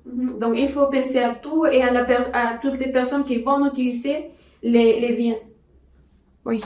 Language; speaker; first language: French; non-native, learner; Spanish